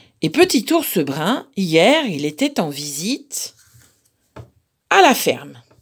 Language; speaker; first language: French; native; French